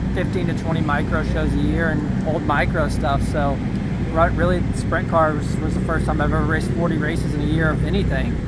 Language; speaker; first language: English; native; English